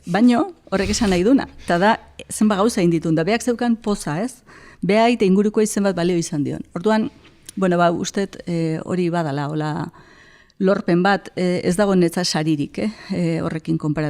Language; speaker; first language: Basque; native; Basque